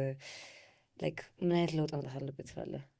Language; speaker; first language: Amharic; native; Amharic